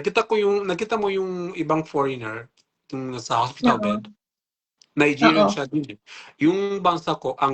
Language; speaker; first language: Filipino; non-native, learner; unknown